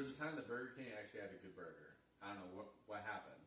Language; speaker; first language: English; native; English